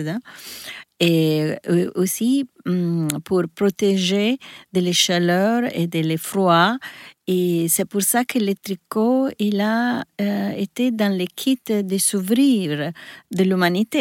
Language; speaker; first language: French; non-native, learner; Italian